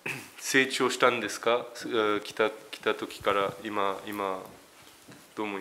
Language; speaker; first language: Japanese; early bilingual, heritage; French